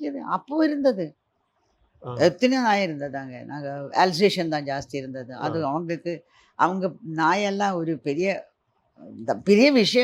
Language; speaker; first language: Tamil; non-native, learner; Malayalam